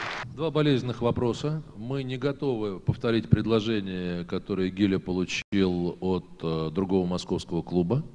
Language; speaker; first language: Russian; native; Russian